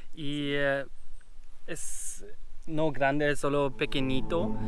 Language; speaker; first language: Spanish; non-native, learner; German